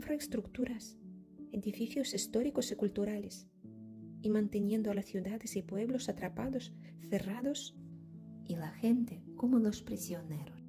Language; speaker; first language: Spanish; non-native, fluent; Ukrainian